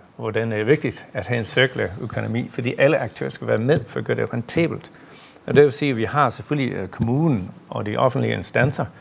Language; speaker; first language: Danish; non-native, fluent; English